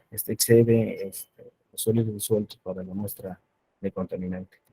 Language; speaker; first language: Spanish; native; Spanish